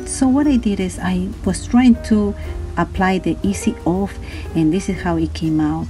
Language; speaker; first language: English; non-native, fluent; Spanish